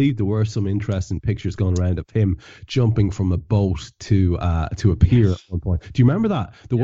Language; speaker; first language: English; non-native, local second language; Irish